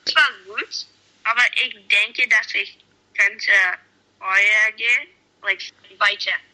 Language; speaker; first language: German; non-native, learner; English